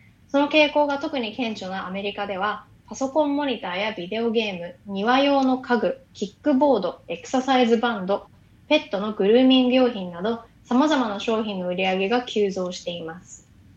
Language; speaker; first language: Japanese; native; Japanese